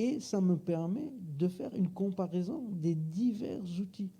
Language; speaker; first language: French; native; French